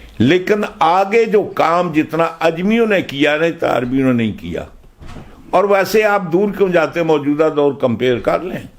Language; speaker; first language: Urdu; non-native, local second language; Punjabi